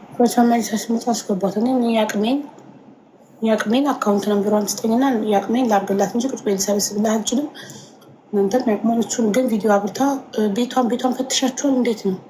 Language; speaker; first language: Amharic; native; Amharic